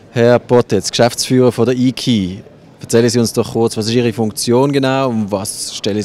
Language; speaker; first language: German; native; German